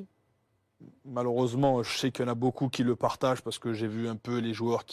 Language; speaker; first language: French; native; French